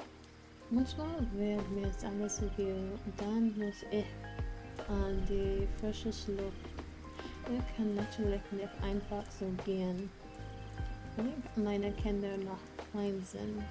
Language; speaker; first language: German; non-native, learner; English